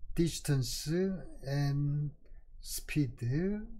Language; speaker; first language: English; non-native, fluent; Korean